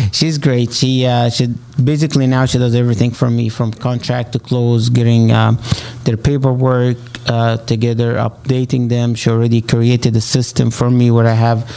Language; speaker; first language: English; non-native, fluent; Arabic